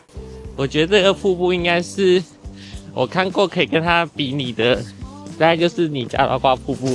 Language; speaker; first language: Chinese; native; Chinese